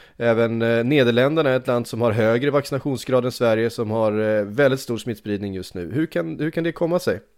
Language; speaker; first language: Swedish; native; Swedish